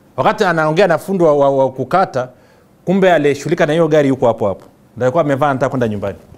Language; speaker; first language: Swahili; native; Swahili